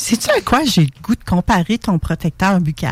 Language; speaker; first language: French; native; French